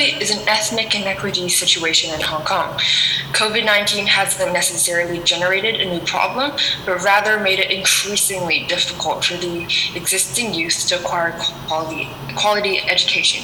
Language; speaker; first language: English; non-native, local second language; Cantonese